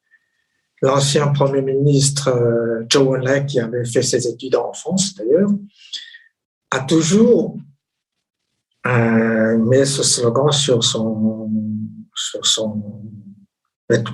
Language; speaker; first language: French; non-native, fluent; Chinese